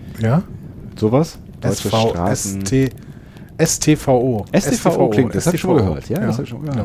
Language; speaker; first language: German; native; German